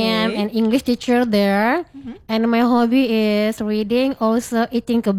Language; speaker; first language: English; non-native, fluent; Indonesian